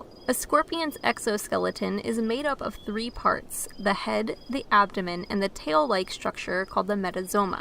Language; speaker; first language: English; native; English